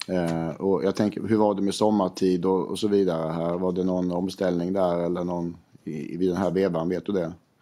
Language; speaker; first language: Swedish; native; Swedish